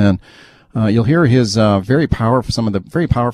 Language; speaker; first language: English; native; English